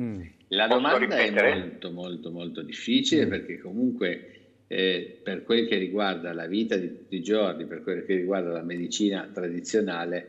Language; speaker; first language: Italian; native; Italian